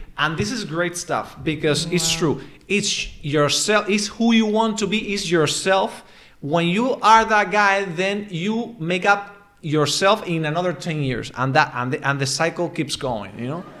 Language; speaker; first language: English; non-native, fluent; Spanish